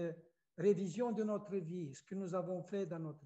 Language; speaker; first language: French; non-native, fluent; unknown